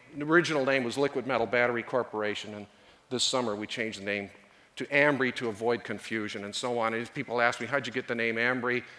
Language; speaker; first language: English; native; English